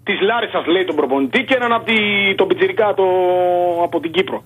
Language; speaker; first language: Greek; native; Greek